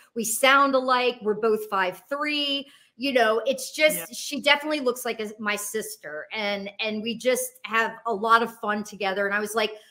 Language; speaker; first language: English; native; English